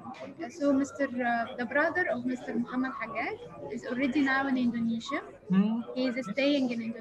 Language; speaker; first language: English; non-native, fluent; Arabic